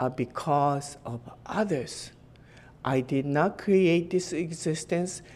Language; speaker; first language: English; non-native, fluent; Japanese